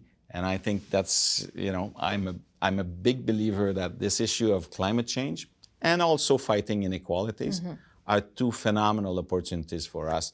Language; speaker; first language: English; non-native, fluent; French